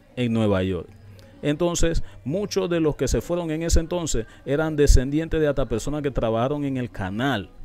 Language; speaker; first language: Spanish; non-native, local second language; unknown